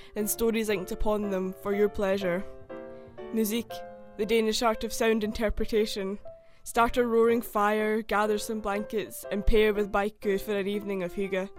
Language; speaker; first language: Norwegian; non-native, fluent; English